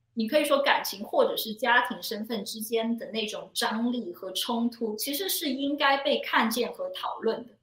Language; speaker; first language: Chinese; non-native, local second language; Cantonese